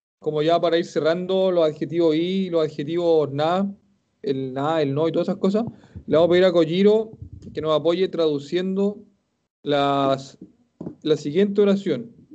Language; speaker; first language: Spanish; native; Spanish